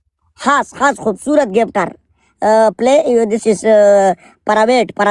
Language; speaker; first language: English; non-native, learner; Urdu